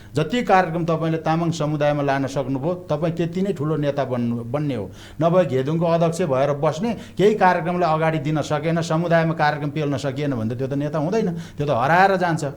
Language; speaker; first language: Nepali; non-native, local second language; Eastern Tamang